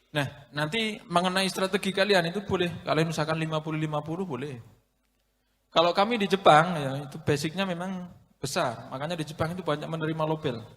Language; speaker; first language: Indonesian; non-native, local second language; Javanese